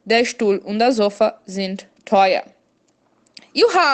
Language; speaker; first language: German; non-native, fluent; Portuguese